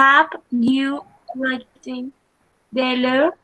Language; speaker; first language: English; non-native, learner; Spanish